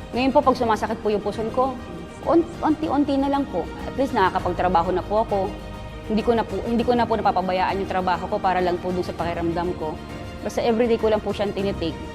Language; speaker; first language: Filipino; native; Filipino